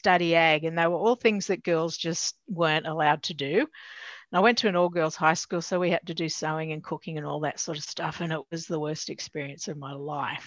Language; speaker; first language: English; native; English